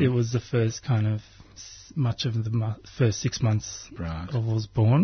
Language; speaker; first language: English; non-native, local second language; Croatian